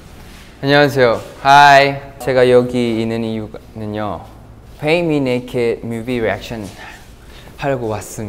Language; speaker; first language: Korean; non-native, fluent; Thai